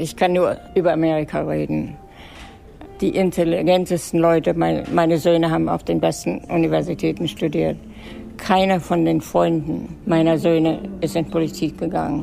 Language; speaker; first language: German; native; German